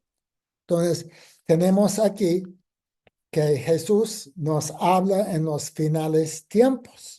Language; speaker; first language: Spanish; non-native, fluent; English